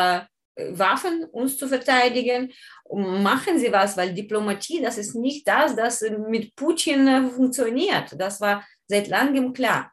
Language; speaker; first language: German; non-native, learner; Ukrainian